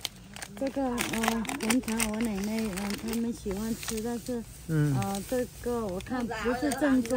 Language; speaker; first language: Chinese; non-native, fluent; Vietnamese